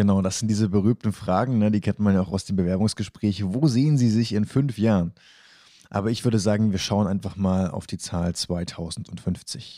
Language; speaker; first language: German; native; German